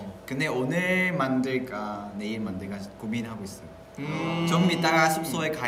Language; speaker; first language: Korean; non-native, fluent; Vietnamese